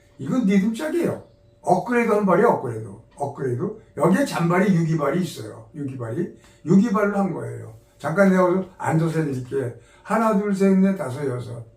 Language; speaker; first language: Korean; native; Korean